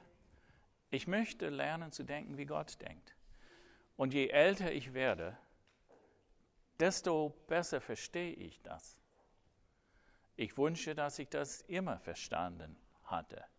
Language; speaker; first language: German; non-native, fluent; English